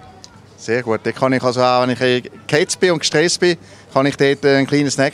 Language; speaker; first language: German; native; German